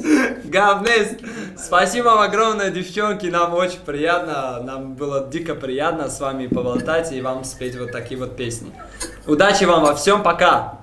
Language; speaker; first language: Russian; non-native, local second language; Tajik